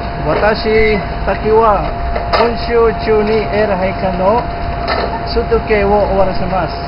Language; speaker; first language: Japanese; non-native, learner; Filipino